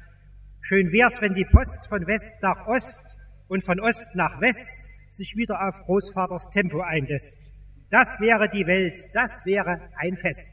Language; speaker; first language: German; native; German